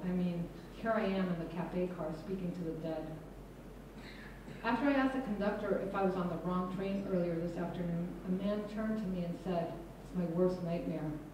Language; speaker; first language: English; non-native, fluent; Spanish